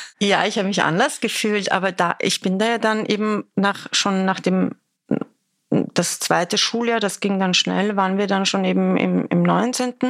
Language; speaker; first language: German; early bilingual, other home language; Persian